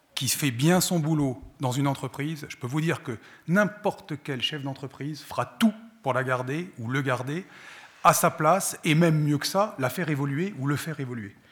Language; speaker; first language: French; native; French